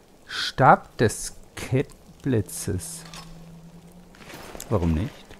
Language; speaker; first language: German; native; German